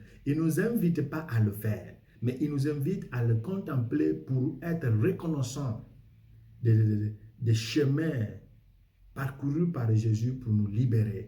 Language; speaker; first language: French; non-native, fluent; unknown